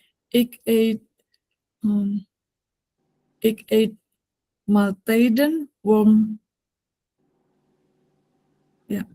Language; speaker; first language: Dutch; non-native, learner; Indonesian